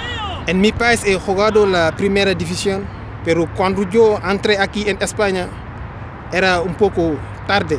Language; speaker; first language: Spanish; non-native, fluent; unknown